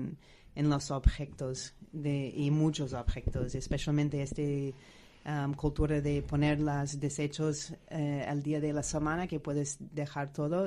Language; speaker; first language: Spanish; non-native, fluent; English